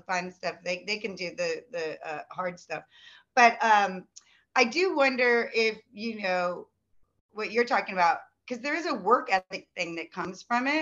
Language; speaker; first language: English; native; English